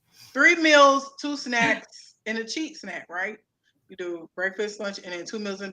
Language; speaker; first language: English; native; English